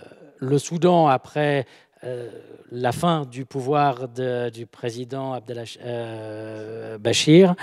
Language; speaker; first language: French; native; French